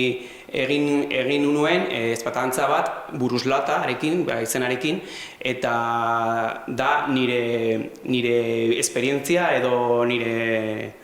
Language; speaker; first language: Basque; non-native, local second language; Spanish